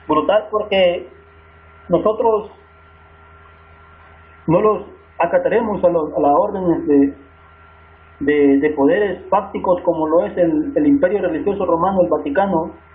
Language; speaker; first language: Spanish; native; Spanish